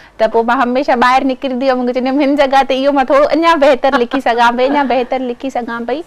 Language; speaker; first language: Sindhi; non-native, local second language; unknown